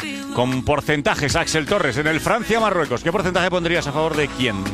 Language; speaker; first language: Spanish; native; Spanish